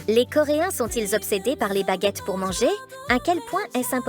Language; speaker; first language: French; native; French